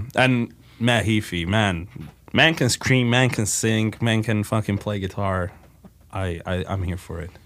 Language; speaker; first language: English; non-native, fluent; Slovak